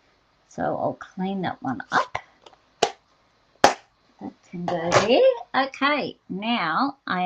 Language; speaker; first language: English; native; English